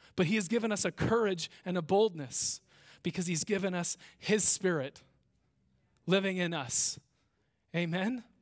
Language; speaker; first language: English; native; English